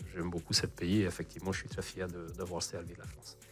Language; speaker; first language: French; non-native, fluent; Hungarian